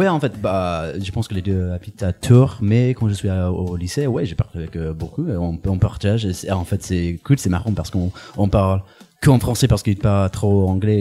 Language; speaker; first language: French; non-native, fluent; English